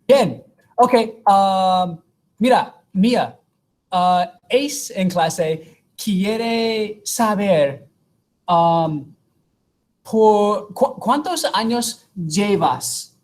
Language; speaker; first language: Spanish; non-native, fluent; English